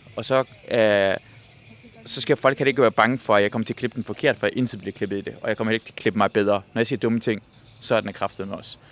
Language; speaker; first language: Danish; non-native, fluent; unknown